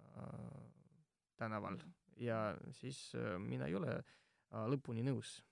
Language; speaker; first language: Estonian; non-native, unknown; Russian